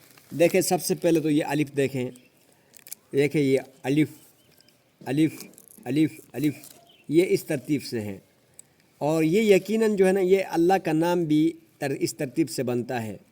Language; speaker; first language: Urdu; non-native, local second language; Shina